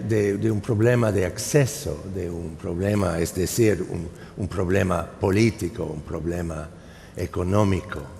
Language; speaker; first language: Spanish; non-native, fluent; English